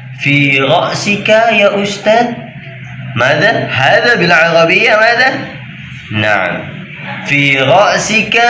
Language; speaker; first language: Arabic; non-native, fluent; Indonesian